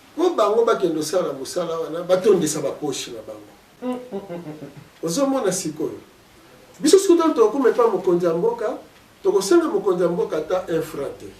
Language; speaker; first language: Lingala; non-native, local second language; Kongo